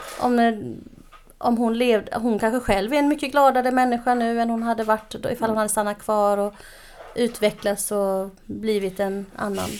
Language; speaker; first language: Swedish; native; Swedish